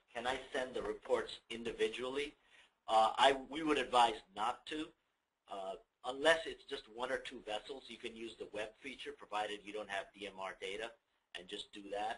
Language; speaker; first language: English; native; English